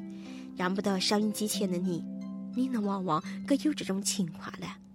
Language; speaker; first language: Chinese; native; Chinese